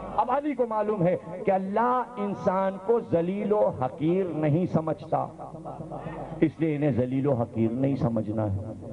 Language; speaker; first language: Urdu; native; Urdu